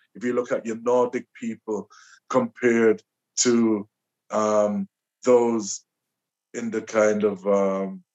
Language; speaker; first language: English; native; English